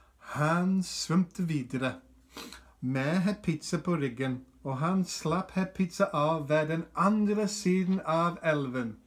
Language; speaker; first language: Norwegian; non-native, fluent; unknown